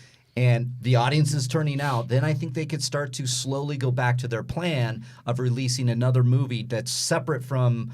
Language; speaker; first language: English; native; English